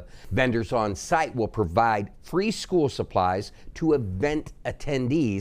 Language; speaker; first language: English; native; English